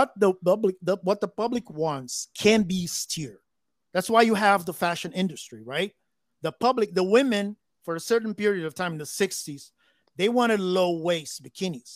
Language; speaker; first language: English; non-native, fluent; Portuguese